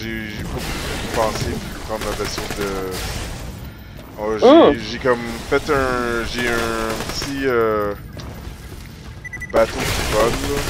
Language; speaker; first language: French; native; French